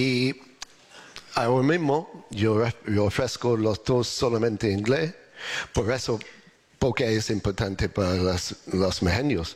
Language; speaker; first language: Spanish; non-native, learner; English